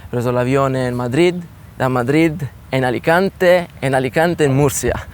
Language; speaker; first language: Spanish; non-native, learner; Italian